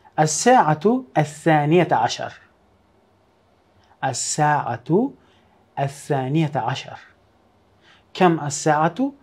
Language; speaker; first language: Arabic; non-native, fluent; Uzbek